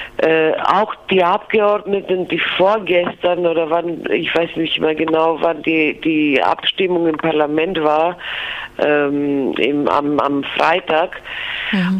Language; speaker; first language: German; non-native, fluent; Greek